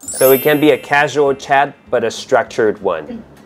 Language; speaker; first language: English; non-native, local second language; Cantonese